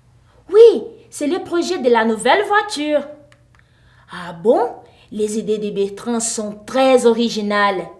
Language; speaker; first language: French; non-native, fluent; Portuguese